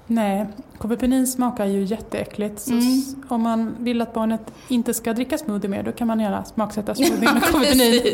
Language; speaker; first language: Swedish; native; Swedish